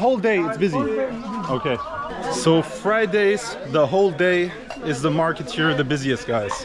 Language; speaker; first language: English; non-native, fluent; Turkish